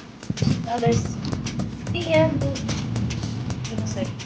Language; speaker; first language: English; non-native, local second language; Filipino